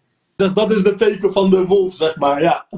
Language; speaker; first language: Dutch; early bilingual, other home language; Turkish